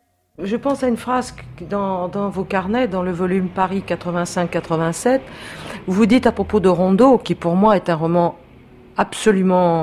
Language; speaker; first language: French; native; French